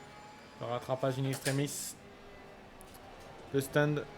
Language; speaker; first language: French; native; French